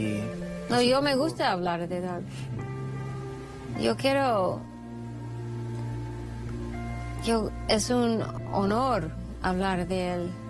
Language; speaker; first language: Spanish; non-native, fluent; English